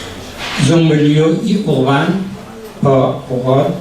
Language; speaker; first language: French; non-native, learner; Persian